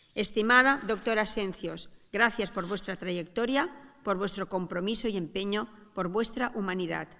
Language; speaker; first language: Spanish; non-native, local second language; Catalan